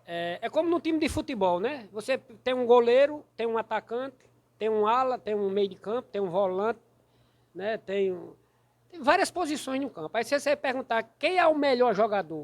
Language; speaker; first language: Portuguese; native; Portuguese